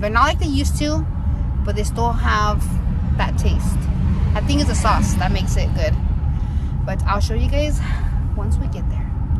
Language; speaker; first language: English; early bilingual, other home language; Spanish